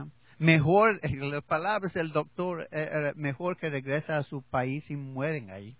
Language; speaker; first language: Spanish; non-native, learner; English